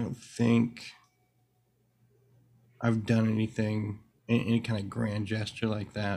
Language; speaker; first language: English; native; English